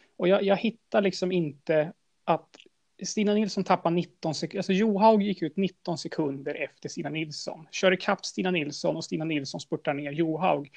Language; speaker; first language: Swedish; native; Swedish